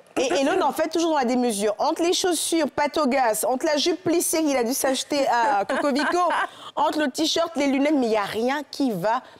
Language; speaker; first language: French; native; French